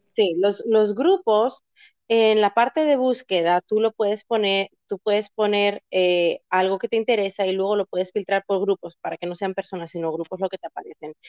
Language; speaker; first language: Spanish; native; Spanish